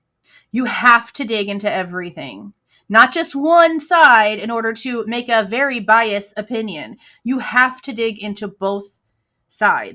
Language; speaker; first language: English; native; English